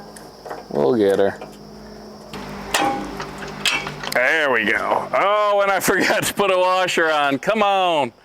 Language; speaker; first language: English; native; English